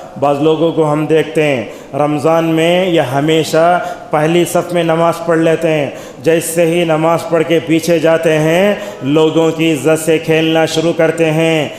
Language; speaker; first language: Urdu; native; Urdu